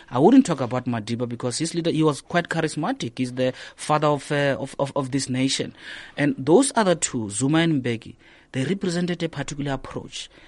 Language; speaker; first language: English; non-native, local second language; Northern Sotho